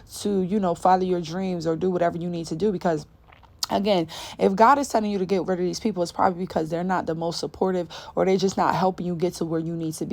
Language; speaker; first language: English; native; English